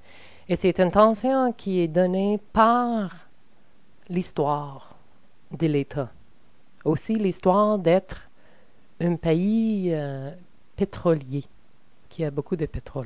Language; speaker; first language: French; non-native, learner; English